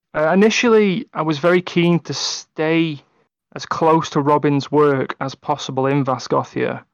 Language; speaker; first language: English; native; English